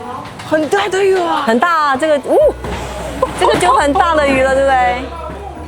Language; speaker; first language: Chinese; native; Chinese